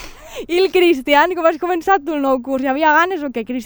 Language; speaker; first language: Catalan; native; Catalan